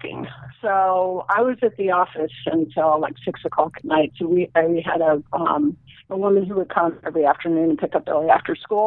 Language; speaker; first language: English; native; English